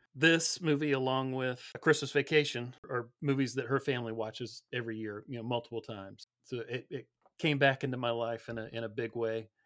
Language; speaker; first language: English; native; English